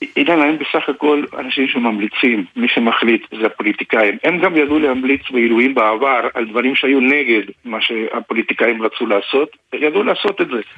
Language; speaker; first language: Hebrew; non-native, fluent; Spanish